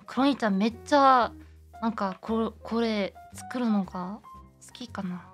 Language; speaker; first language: Japanese; non-native, learner; English